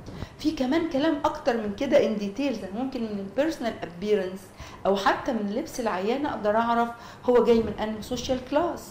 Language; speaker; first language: Arabic; native; Arabic